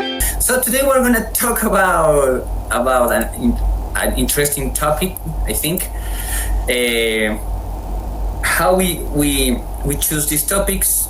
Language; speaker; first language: English; non-native, fluent; Spanish